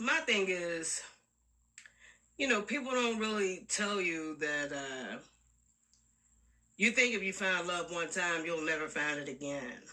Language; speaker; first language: English; native; English